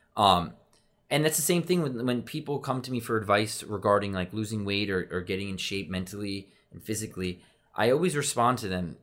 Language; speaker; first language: English; native; English